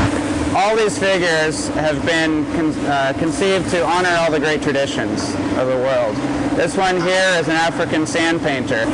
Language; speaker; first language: English; native; English